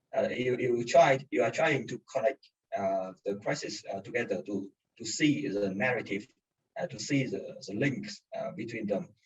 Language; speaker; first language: English; non-native, fluent; Vietnamese